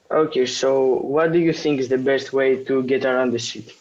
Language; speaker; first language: English; non-native, fluent; Greek